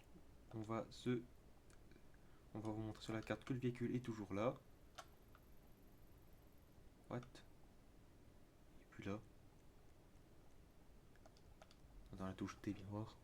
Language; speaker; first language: French; native; French